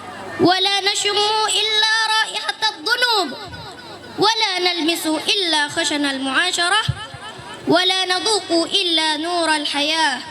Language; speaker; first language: Arabic; non-native, learner; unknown